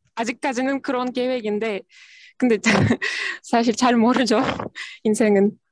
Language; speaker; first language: Korean; non-native, fluent; Russian